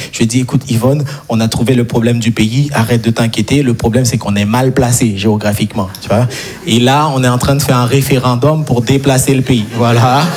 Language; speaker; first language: French; non-native, local second language; Haitian Creole